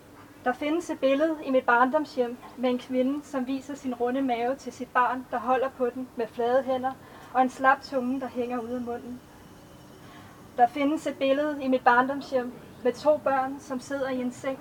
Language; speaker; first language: Danish; native; Danish